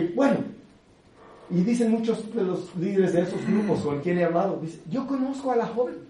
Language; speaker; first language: Spanish; early bilingual, other home language; English